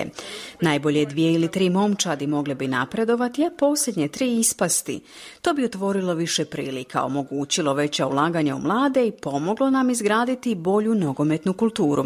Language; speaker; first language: Croatian; native; Croatian